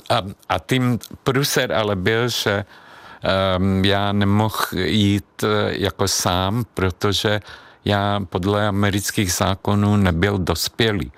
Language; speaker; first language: Czech; non-native, fluent; Hungarian